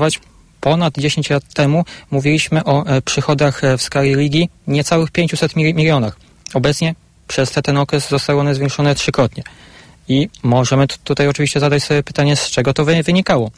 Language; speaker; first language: Polish; native; Polish